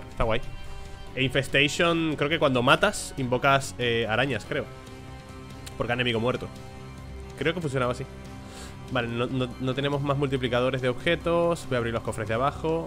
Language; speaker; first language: Spanish; native; Spanish